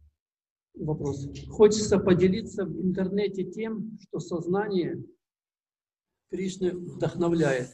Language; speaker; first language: Russian; native; Russian